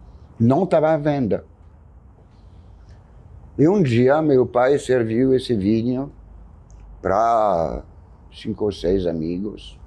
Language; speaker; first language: Portuguese; non-native, fluent; French